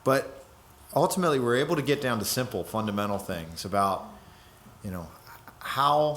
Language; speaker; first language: English; native; English